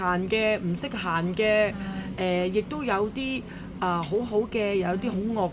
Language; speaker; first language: Cantonese; native; Cantonese